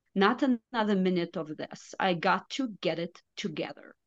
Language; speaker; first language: English; non-native, fluent; Russian